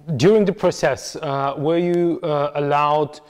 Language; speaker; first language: English; non-native, fluent; Hungarian